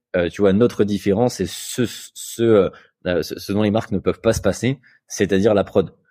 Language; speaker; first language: French; native; French